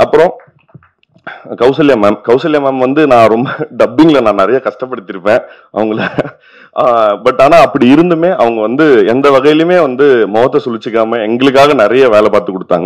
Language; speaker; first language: Tamil; native; Tamil